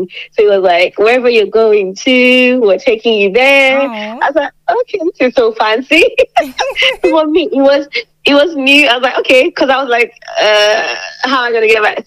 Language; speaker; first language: English; non-native, local second language; Yoruba